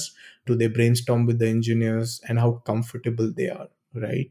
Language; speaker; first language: English; non-native, local second language; Hindi